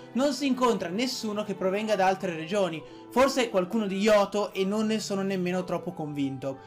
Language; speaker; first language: Italian; native; Italian